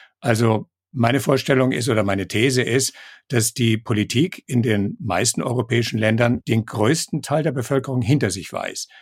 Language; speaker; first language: German; native; German